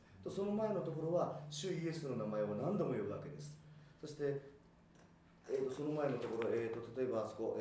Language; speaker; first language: Japanese; native; Japanese